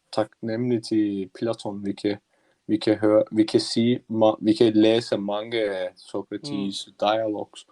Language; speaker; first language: Danish; non-native, learner; Turkish